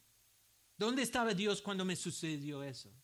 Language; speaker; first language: Spanish; non-native, fluent; English